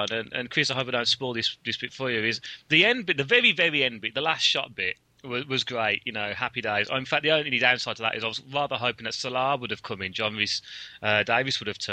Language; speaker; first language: English; native; English